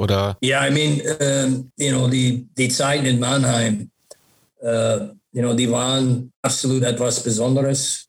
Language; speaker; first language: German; non-native, learner; English